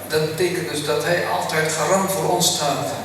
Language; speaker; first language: Dutch; early bilingual, other home language; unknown